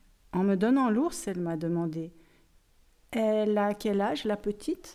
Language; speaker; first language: French; native; French